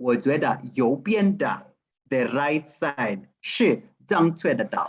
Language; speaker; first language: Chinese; non-native, fluent; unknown